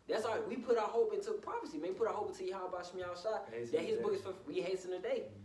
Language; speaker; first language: English; native; English